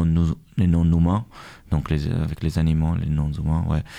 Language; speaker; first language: French; non-native, fluent; Hebrew